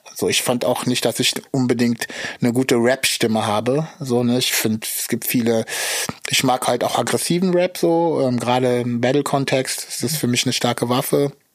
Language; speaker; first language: German; early bilingual, other home language; Russian